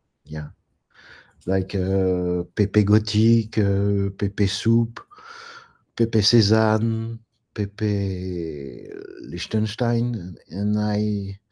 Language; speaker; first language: English; non-native, learner; French